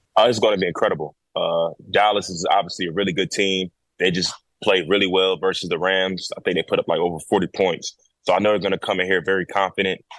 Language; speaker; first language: English; native; English